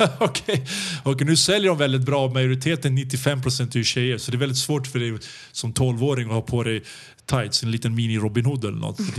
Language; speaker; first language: Swedish; early bilingual, other home language; Serbian